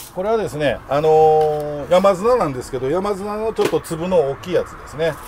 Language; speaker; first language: Japanese; native; Japanese